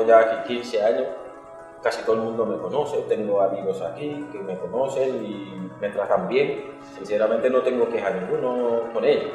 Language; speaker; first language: Spanish; non-native, fluent; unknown